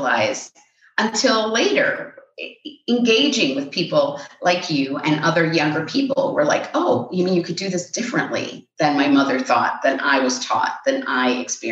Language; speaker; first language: English; non-native, fluent; Spanish